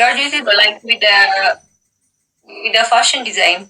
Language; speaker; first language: English; non-native, local second language; Amharic